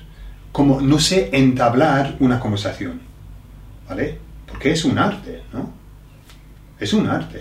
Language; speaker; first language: Spanish; non-native, fluent; English